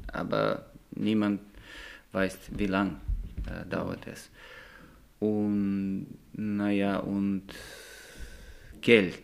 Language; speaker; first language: German; non-native, learner; Russian